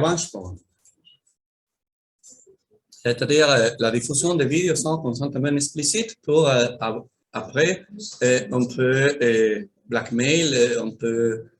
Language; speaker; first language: French; non-native, learner; Spanish